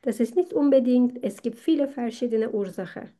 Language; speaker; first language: German; non-native, learner; Turkish